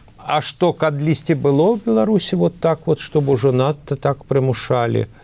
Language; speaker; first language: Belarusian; non-native, local second language; Russian